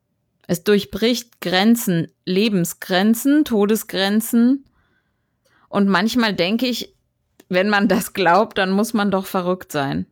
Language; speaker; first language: German; native; German